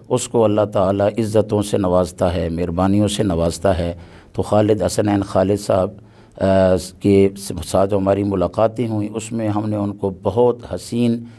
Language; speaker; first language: Urdu; non-native, local second language; Punjabi